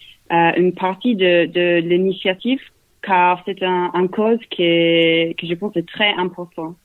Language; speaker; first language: French; non-native, learner; English